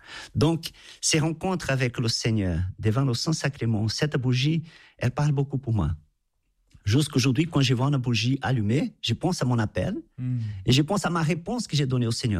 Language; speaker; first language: French; non-native, fluent; Portuguese